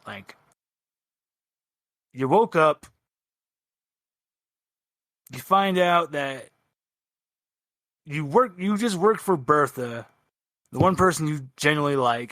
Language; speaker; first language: English; native; English